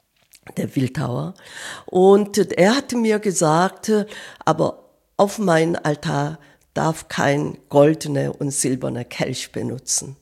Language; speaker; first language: German; non-native, fluent; Korean